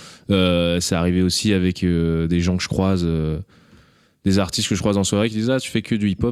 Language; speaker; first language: French; native; French